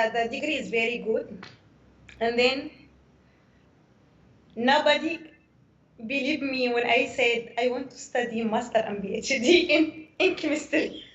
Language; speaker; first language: English; non-native, learner; Arabic